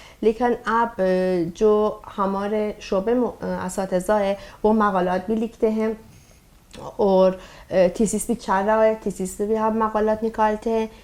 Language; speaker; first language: Urdu; non-native, fluent; Persian